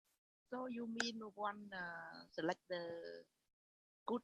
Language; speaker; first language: English; non-native, learner; Vietnamese